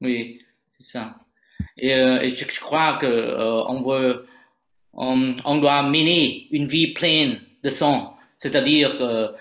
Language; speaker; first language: French; non-native, learner; Vietnamese